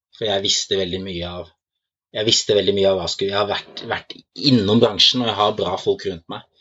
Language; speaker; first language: Norwegian; native; Norwegian